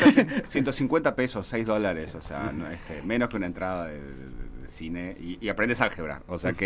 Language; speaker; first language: Spanish; native; Spanish